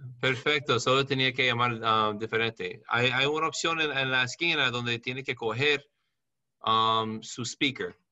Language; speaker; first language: Spanish; non-native, learner; English